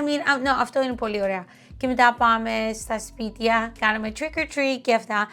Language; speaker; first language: Greek; early bilingual, heritage; Greek